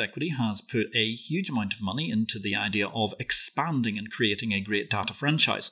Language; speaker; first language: English; native; English